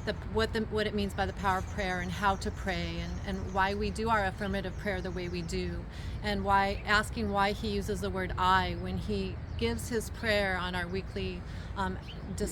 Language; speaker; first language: English; native; English